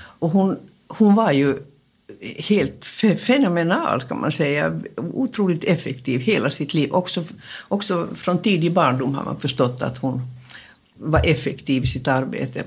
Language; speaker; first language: Swedish; native; Swedish